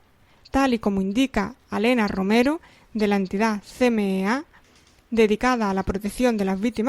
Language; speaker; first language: Spanish; native; Spanish